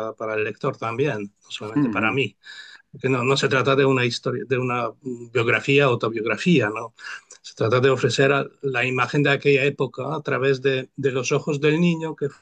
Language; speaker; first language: Spanish; non-native, fluent; Polish